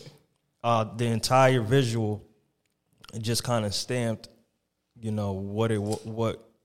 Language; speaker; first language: English; native; English